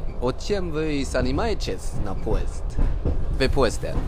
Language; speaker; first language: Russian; non-native, learner; Swedish